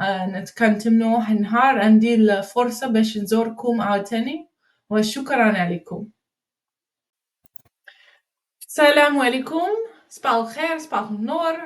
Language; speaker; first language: Arabic; non-native, learner; English